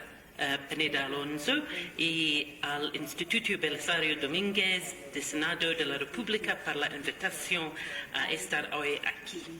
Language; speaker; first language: Spanish; non-native, learner; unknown